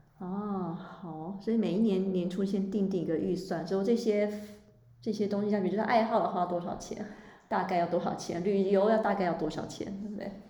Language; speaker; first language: Chinese; native; Chinese